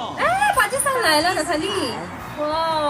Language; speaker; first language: Chinese; non-native, fluent; Urdu